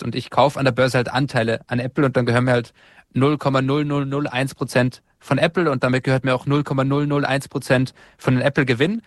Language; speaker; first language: German; native; German